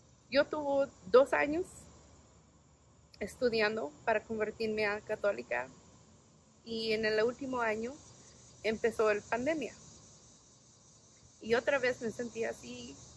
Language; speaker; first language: Spanish; non-native, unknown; English